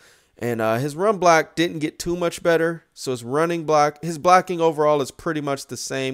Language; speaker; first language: English; native; English